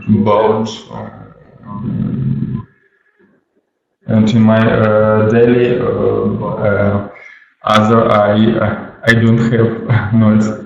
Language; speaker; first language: English; non-native, learner; Russian